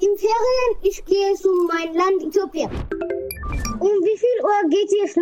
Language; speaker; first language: German; non-native, learner; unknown